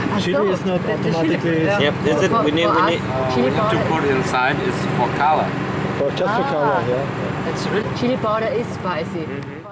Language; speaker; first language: English; non-native, learner; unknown